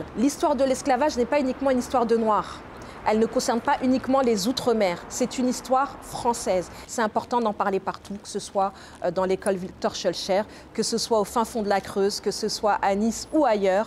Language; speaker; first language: French; native; French